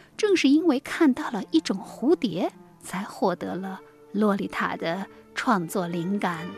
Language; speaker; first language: Chinese; native; Chinese